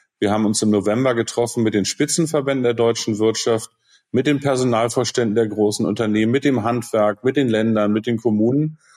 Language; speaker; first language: German; native; German